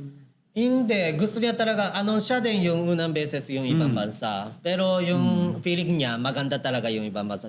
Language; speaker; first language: Filipino; non-native, learner; Japanese